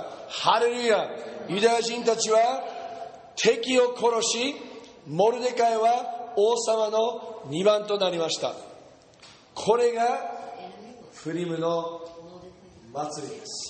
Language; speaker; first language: Japanese; non-native, fluent; English